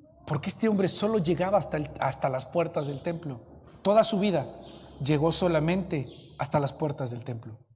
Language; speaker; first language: Spanish; native; Spanish